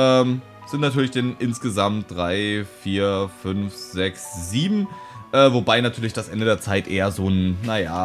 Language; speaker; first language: German; native; German